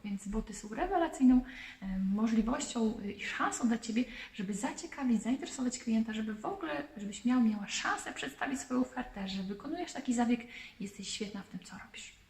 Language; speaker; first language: Polish; native; Polish